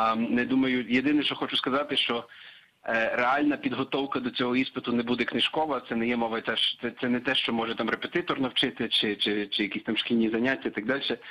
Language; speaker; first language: Ukrainian; non-native, fluent; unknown